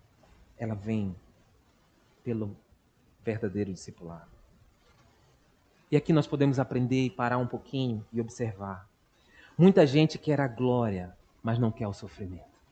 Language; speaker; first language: Portuguese; native; Portuguese